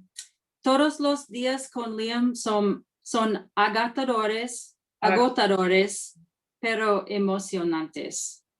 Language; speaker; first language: Spanish; non-native, learner; English